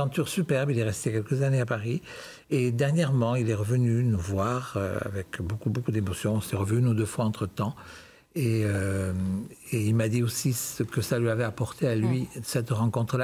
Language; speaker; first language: French; native; French